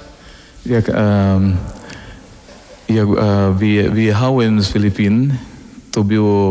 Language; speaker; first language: Polish; non-native, learner; Filipino